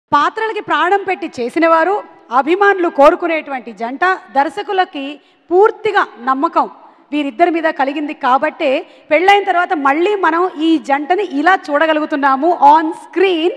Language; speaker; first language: Telugu; native; Telugu